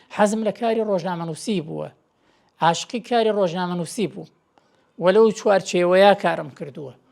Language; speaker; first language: Central Kurdish; non-native, local second language; Gurani